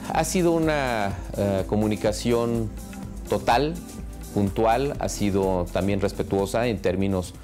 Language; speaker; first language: Spanish; native; Spanish